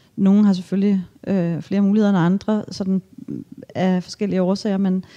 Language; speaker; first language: Danish; native; Danish